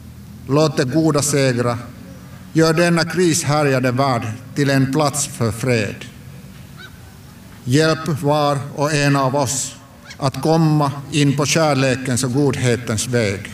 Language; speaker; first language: Swedish; non-native, local second language; Finnish